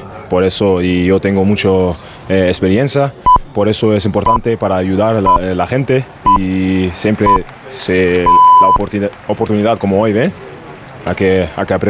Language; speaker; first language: Spanish; non-native, learner; German